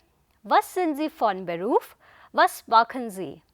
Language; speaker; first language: German; non-native, fluent; Hindi